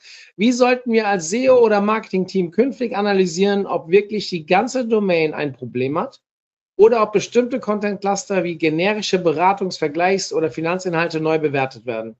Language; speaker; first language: German; native; German